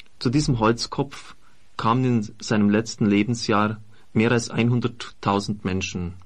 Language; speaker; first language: German; native; German